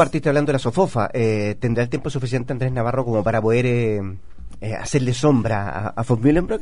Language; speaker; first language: Spanish; native; Spanish